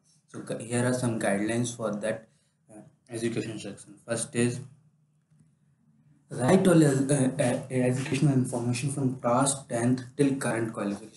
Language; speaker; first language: English; non-native, local second language; Hindi